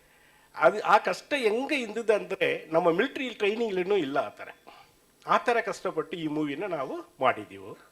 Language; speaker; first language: Kannada; non-native, learner; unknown